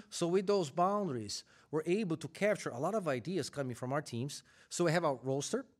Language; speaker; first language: English; non-native, fluent; Portuguese